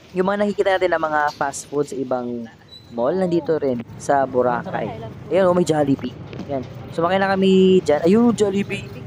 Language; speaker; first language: Filipino; non-native, local second language; Hiligaynon